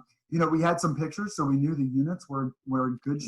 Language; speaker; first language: English; native; English